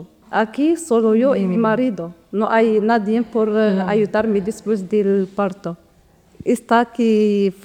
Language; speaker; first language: Spanish; non-native, learner; Arabic